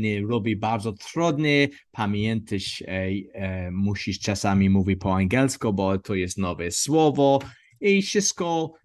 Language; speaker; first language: Polish; non-native, learner; English